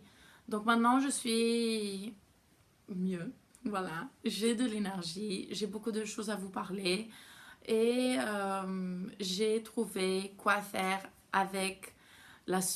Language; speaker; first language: French; non-native, fluent; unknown